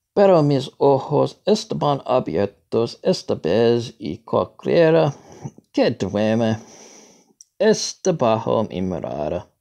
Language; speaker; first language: Spanish; non-native, learner; English